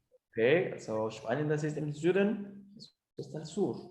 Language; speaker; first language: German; non-native, fluent; Spanish